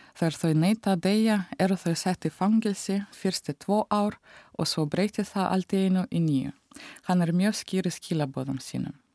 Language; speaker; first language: Icelandic; non-native, fluent; Russian